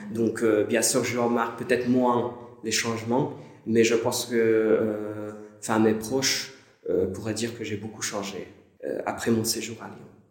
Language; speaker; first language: French; non-native, fluent; Hungarian